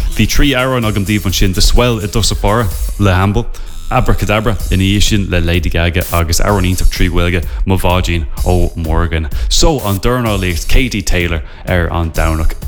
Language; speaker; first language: Irish; non-native, local second language; English